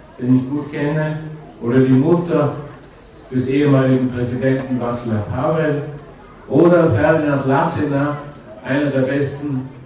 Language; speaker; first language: German; native; German